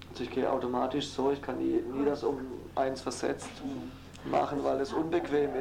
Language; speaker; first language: German; native; German